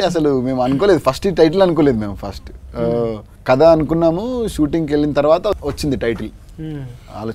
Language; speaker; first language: Telugu; native; Telugu